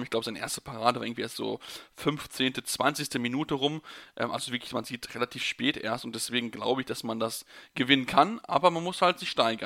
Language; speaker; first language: German; native; German